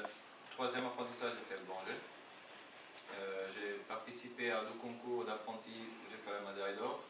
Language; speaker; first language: French; non-native, fluent; Portuguese